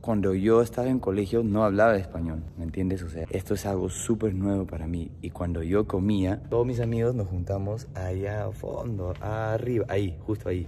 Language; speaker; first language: Spanish; non-native, fluent; English